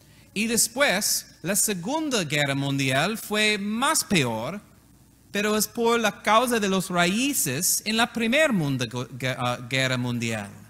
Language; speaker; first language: Spanish; non-native, learner; English